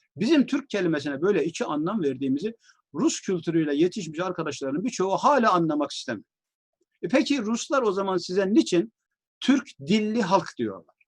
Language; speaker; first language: Turkish; native; Turkish